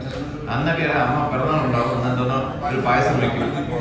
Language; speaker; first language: Malayalam; native; Malayalam